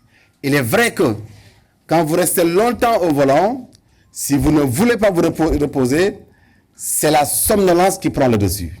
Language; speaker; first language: French; non-native, local second language; Wolof